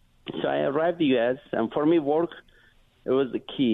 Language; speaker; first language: English; non-native, fluent; Turkish